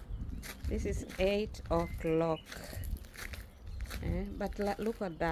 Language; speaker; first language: English; non-native, learner; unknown